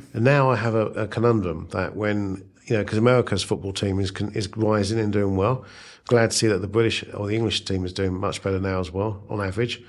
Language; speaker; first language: English; native; English